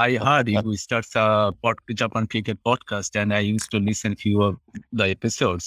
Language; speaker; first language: English; non-native, local second language; Bangla